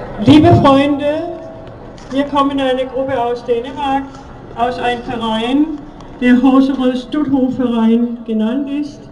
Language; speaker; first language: German; non-native, learner; Danish